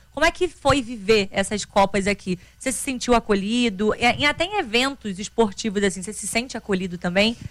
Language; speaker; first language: Portuguese; native; Portuguese